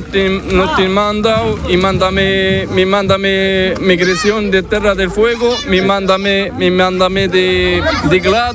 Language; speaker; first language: Spanish; non-native, learner; Arabic